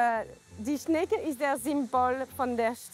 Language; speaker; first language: German; non-native, learner; French